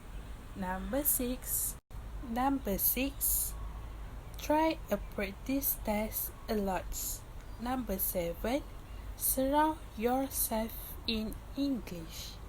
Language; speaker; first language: English; non-native, local second language; Malay